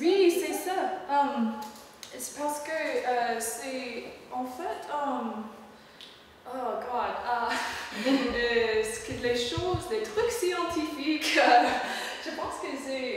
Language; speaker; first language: French; non-native, learner; English